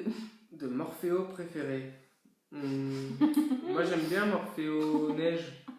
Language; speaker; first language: French; native; French